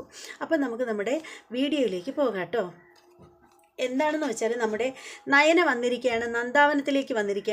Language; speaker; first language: Malayalam; native; Malayalam